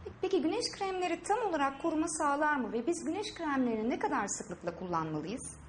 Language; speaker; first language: Turkish; native; Turkish